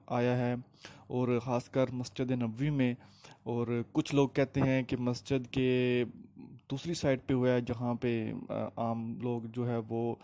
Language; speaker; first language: Urdu; native; Urdu